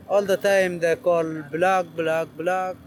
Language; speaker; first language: English; non-native, learner; Arabic